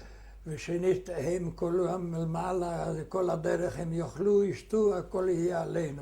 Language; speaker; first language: Hebrew; non-native, fluent; Yiddish